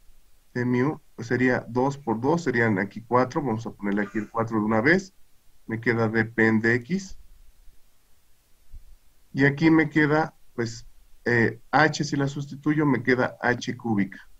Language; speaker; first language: Spanish; native; Spanish